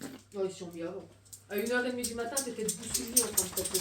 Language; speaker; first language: French; native; French